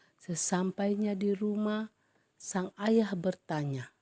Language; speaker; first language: Indonesian; native; Indonesian